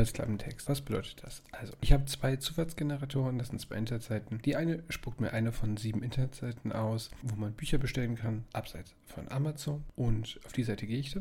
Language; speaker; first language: German; native; German